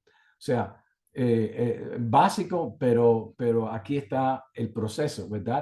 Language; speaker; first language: Spanish; native; Spanish